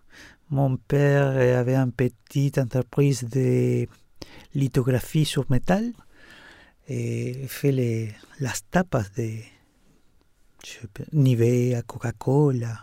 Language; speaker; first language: French; non-native, fluent; Spanish